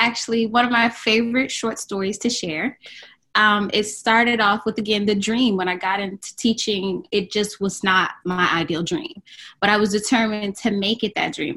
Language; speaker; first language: English; native; English